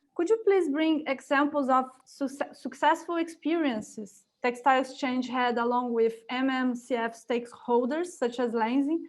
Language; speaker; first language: English; non-native, fluent; Portuguese